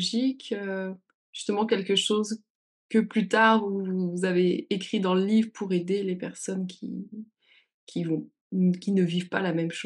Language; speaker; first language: French; native; French